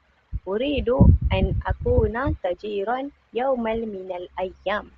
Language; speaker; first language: Arabic; non-native, learner; Malay